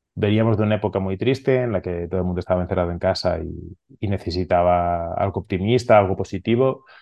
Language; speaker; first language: Spanish; non-native, local second language; Catalan